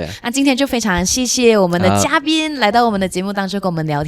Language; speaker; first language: Chinese; non-native, local second language; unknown